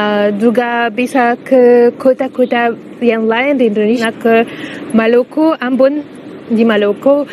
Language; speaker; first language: Indonesian; non-native, fluent; Arabic